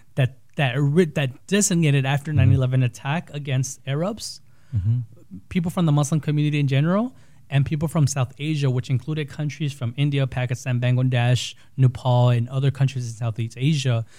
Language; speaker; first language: English; early bilingual, other home language; Spanish